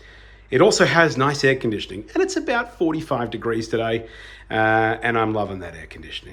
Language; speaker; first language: English; native; English